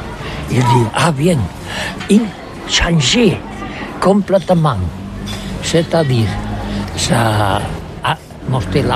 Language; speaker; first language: French; non-native, learner; Catalan